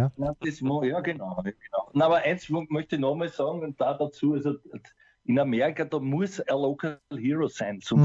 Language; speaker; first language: German; native; German